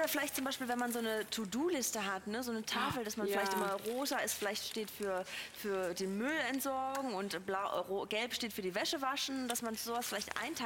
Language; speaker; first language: German; native; German